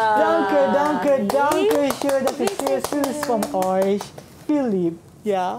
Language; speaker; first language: German; non-native, learner; Malay